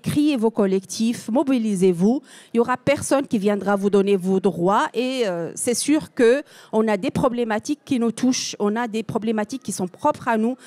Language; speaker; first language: French; non-native, local second language; Arabic